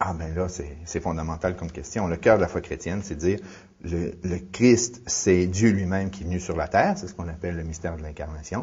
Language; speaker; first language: French; native; French